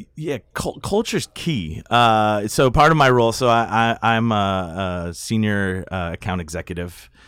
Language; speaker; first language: English; native; English